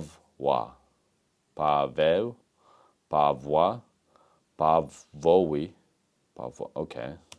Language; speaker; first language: Polish; non-native, learner; English